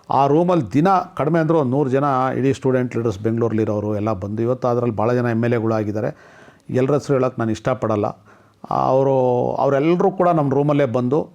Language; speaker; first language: Kannada; non-native, local second language; Telugu